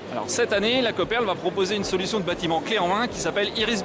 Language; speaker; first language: French; native; French